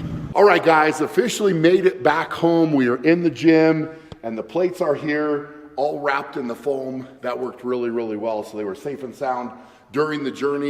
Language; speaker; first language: English; native; English